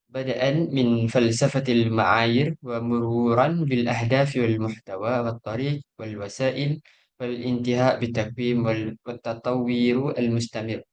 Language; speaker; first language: Arabic; non-native, learner; Malay